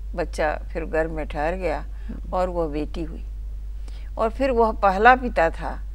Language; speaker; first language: Hindi; native; Hindi